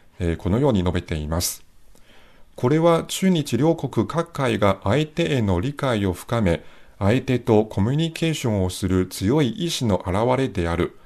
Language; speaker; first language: Japanese; non-native, fluent; Chinese